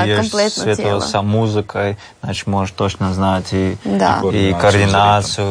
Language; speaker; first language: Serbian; non-native, learner; Russian